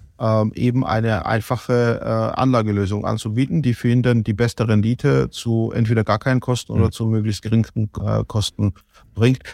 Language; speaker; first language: German; non-native, fluent; Georgian